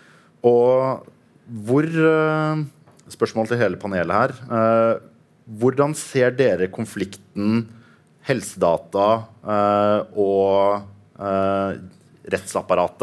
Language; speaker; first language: Norwegian; native; Norwegian